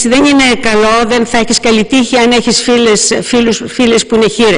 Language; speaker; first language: Greek; native; Greek